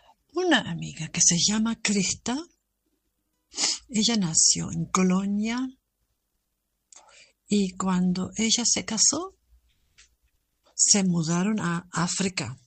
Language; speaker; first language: Spanish; non-native, learner; German